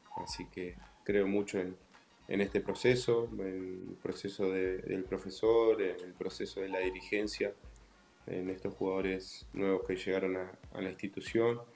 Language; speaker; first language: Spanish; native; Spanish